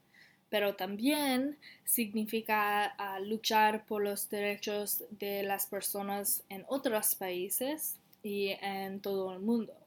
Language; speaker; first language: Spanish; non-native, learner; English